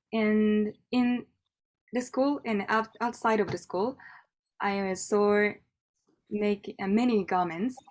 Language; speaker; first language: English; non-native, learner; Japanese